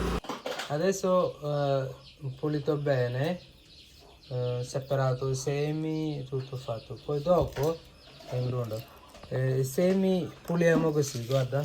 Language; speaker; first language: Italian; non-native, learner; Malayalam